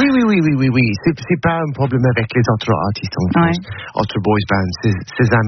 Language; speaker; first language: French; non-native, learner; English